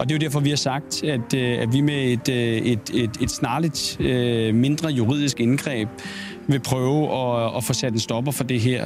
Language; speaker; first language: Danish; native; Danish